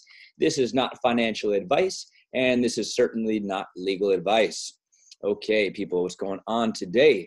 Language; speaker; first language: English; native; English